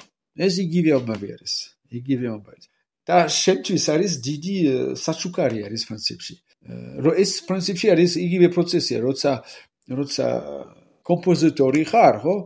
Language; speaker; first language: Georgian; non-native, learner; French